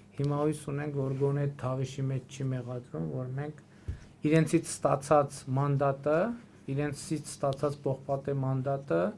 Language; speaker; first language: Armenian; native; Armenian